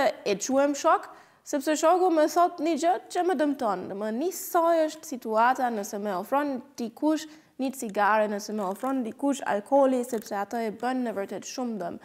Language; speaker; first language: Albanian; non-native, fluent; German